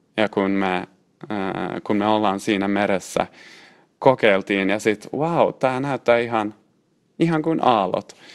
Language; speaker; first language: Finnish; non-native, local second language; Swedish